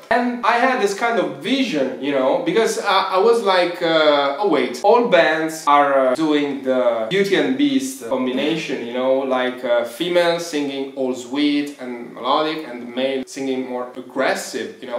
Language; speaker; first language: English; non-native, fluent; Italian